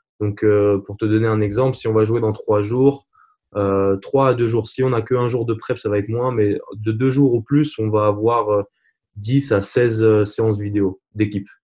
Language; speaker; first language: French; native; French